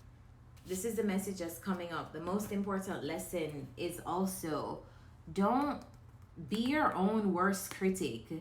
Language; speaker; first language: English; native; English